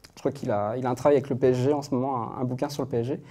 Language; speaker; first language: French; native; French